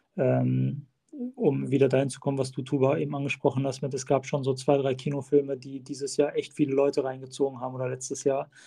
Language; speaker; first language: German; early bilingual, other home language; Turkish